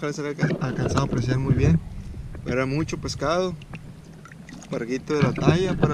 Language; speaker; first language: Spanish; native; Spanish